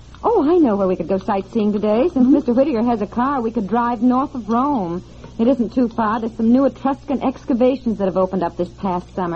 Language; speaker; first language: English; native; English